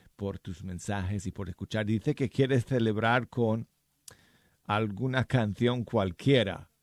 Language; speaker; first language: Spanish; non-native, fluent; English